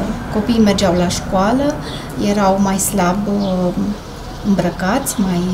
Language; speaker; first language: Romanian; native; Romanian